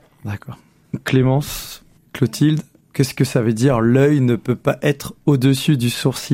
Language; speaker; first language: French; native; French